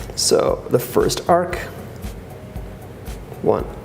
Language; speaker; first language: English; native; English